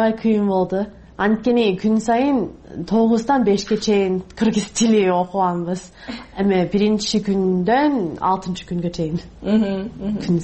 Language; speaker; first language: Kyrgyz; non-native, learner; English